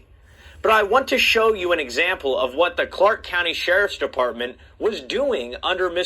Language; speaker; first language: English; native; English